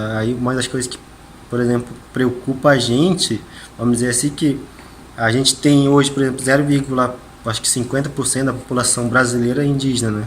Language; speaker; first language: Portuguese; non-native, local second language; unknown